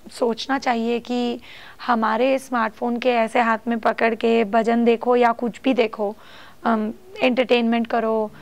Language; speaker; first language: Hindi; non-native, local second language; Marathi